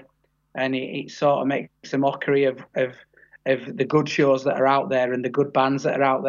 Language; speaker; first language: English; native; English